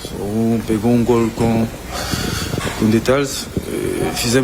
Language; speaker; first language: Portuguese; non-native, learner; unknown